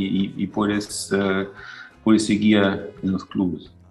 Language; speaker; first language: Spanish; non-native, fluent; German